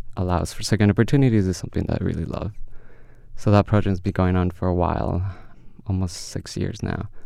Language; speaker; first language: English; early bilingual, other home language; Spanish